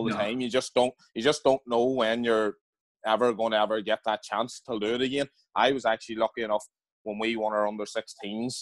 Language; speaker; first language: English; native; English